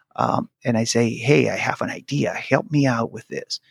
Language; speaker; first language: English; non-native, fluent; Spanish